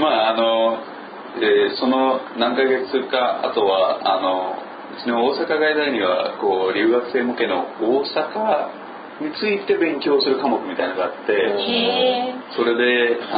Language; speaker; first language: Japanese; non-native, fluent; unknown